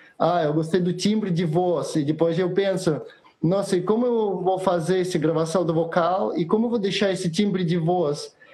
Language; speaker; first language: Portuguese; non-native, fluent; Russian